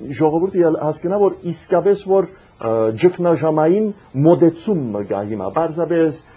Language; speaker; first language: Armenian; early bilingual, heritage; Armenian